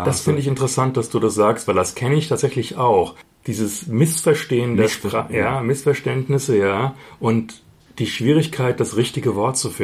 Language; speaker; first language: German; native; German